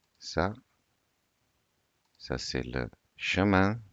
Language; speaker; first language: French; non-native, fluent; Italian